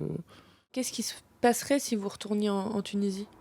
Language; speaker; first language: French; native; French